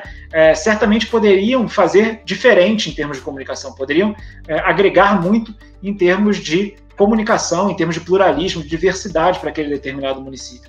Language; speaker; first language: Portuguese; native; Portuguese